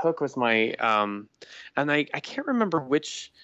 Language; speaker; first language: English; native; English